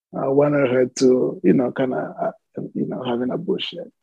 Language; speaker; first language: English; non-native, fluent; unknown